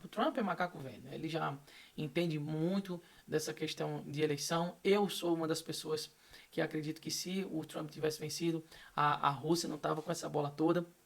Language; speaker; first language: Portuguese; native; Portuguese